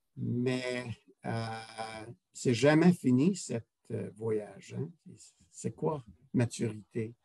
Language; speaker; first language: French; non-native, local second language; English